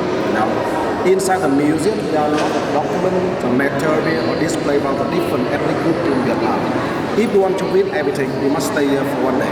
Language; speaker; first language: English; non-native, fluent; Vietnamese